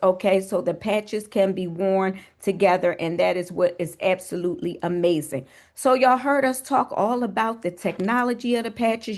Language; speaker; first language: English; native; English